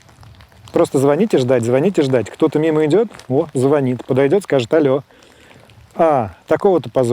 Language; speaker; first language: Russian; native; Russian